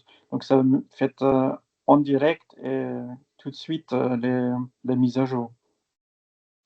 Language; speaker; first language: French; non-native, fluent; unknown